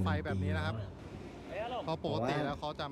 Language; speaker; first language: Thai; native; Thai